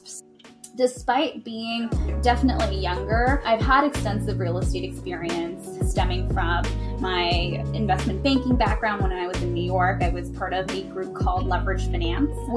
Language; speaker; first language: English; native; English